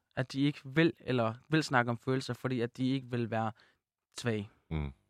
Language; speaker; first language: Danish; early bilingual, other home language; Arabic